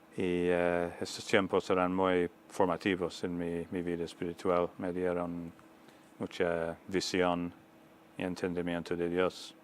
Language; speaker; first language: Spanish; non-native, fluent; English